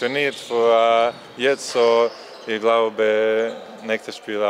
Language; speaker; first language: German; non-native, learner; Croatian